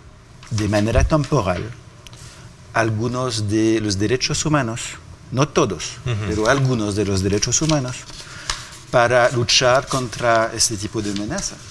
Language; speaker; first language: Spanish; non-native, fluent; French